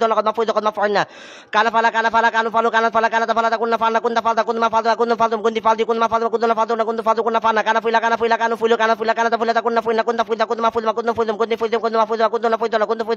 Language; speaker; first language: Arabic; non-native, learner; Bangla